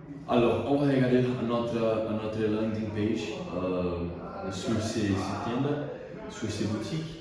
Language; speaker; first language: French; non-native, learner; Portuguese